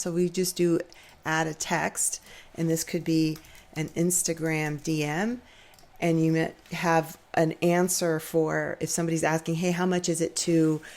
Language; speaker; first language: English; native; English